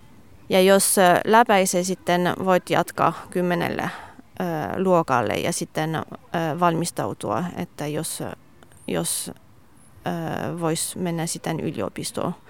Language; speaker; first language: Finnish; non-native, fluent; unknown